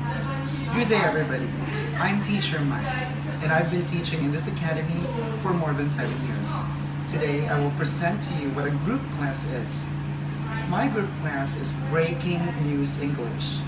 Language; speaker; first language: English; non-native, local second language; Hiligaynon